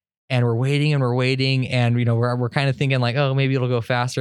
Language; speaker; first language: English; native; English